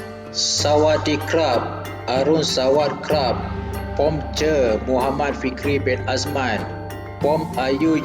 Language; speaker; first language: Thai; non-native, learner; Malay